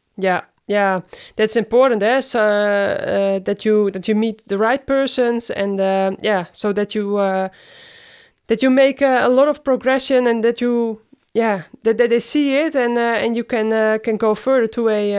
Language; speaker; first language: English; non-native, fluent; Dutch